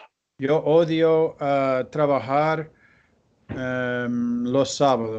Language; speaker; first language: Spanish; non-native, learner; English